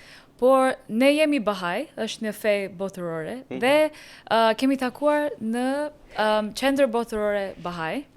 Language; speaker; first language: Albanian; non-native, learner; English